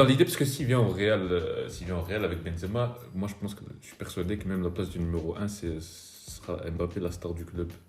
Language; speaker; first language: French; native; French